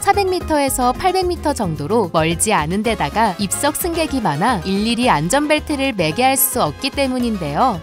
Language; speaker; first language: Korean; native; Korean